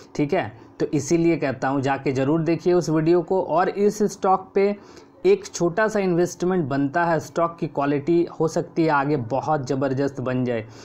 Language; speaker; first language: Hindi; native; Hindi